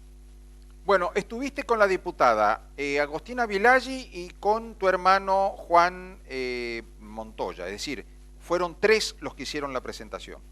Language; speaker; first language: Spanish; native; Spanish